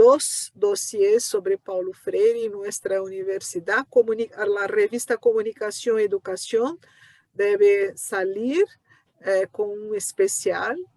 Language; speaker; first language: Spanish; non-native, fluent; Portuguese